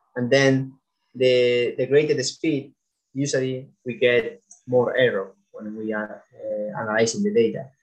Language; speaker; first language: English; non-native, fluent; Spanish